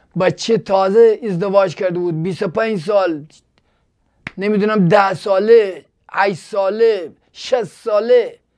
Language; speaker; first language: Persian; native; Persian